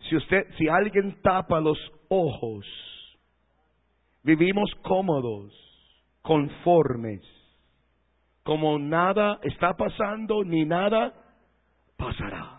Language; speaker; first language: Spanish; non-native, fluent; English